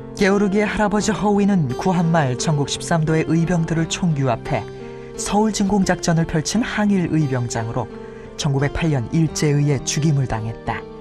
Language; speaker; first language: Korean; native; Korean